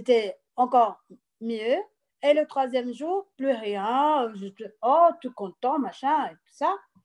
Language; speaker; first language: French; non-native, fluent; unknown